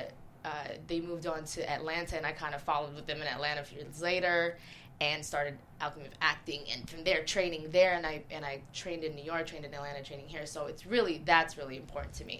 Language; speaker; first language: English; native; English